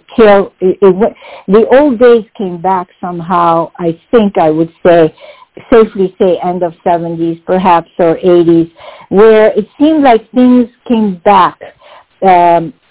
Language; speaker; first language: English; non-native, fluent; French